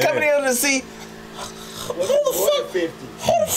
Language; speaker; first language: English; native; English